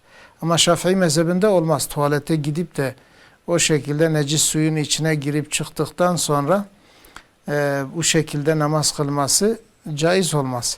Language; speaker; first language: Turkish; non-native, local second language; Kurdish